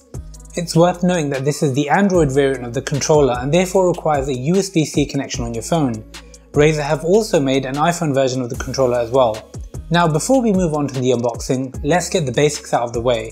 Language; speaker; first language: English; native; English